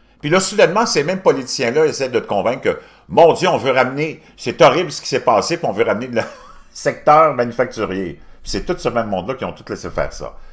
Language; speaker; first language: French; native; French